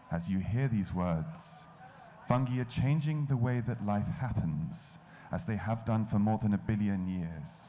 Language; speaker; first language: English; native; English